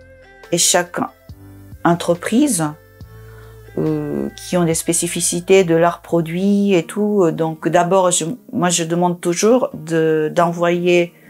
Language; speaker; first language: French; non-native, fluent; Japanese